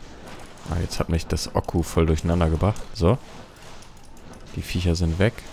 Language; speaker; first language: German; native; German